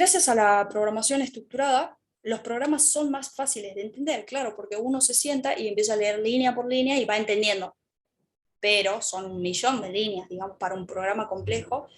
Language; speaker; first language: Spanish; native; Spanish